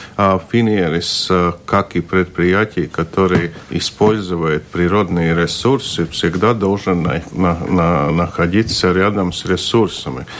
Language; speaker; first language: Russian; non-native, local second language; Latvian